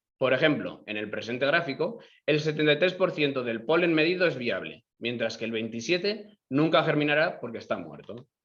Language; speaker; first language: Spanish; native; Spanish